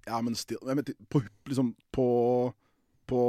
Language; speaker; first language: Norwegian; native; Norwegian